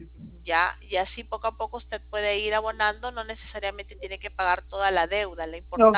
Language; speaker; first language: Spanish; native; Spanish